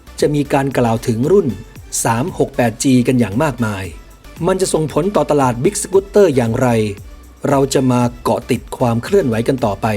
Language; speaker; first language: Thai; native; Thai